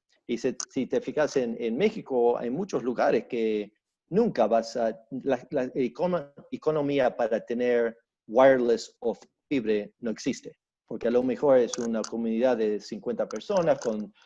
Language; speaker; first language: Spanish; early bilingual, heritage; Spanish